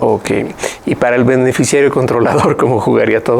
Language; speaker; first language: Spanish; native; Spanish